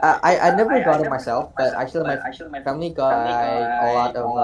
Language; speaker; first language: English; non-native, fluent; Indonesian